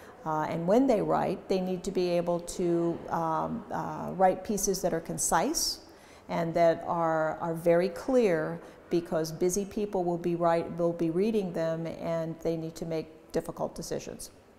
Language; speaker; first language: English; native; English